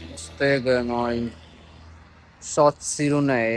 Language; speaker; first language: Armenian; non-native, learner; Hindi